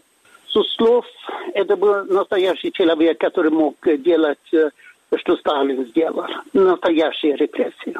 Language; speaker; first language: Russian; non-native, fluent; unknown